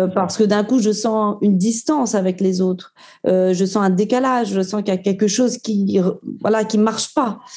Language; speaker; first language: French; native; French